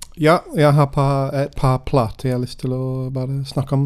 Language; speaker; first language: Norwegian; non-native, fluent; English